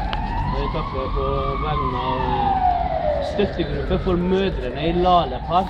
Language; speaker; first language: Norwegian; non-native, fluent; Persian